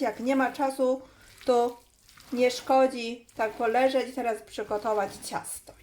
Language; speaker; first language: Polish; non-native, learner; Chinese